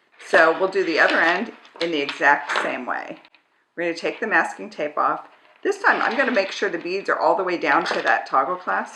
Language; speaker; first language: English; native; English